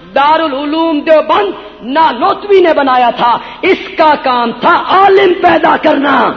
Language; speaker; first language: Urdu; non-native, local second language; Punjabi